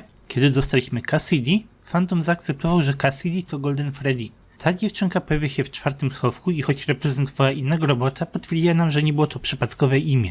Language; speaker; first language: Polish; native; Polish